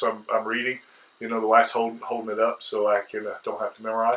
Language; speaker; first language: English; native; English